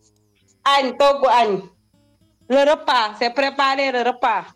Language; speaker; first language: French; non-native, local second language; Wolof